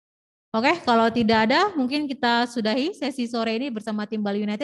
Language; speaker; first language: Indonesian; native; Indonesian